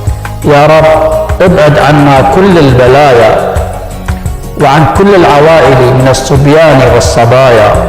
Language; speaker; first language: Arabic; native; Arabic